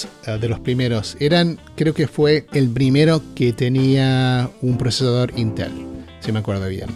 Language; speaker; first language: Spanish; native; Spanish